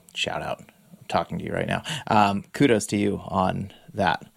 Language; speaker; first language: English; native; English